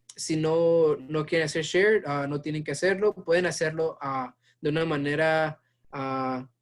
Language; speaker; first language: Spanish; early bilingual, heritage; Spanish